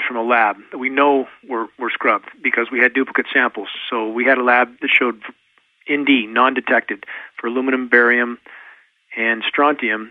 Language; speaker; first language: English; native; English